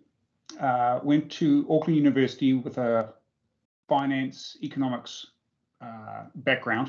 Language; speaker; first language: English; native; English